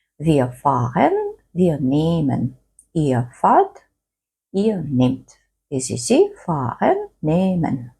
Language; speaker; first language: German; non-native, fluent; Ukrainian